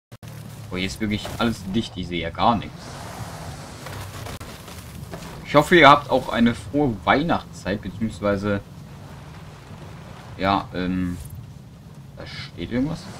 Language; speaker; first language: German; native; German